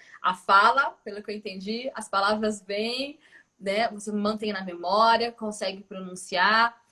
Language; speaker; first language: Portuguese; native; Portuguese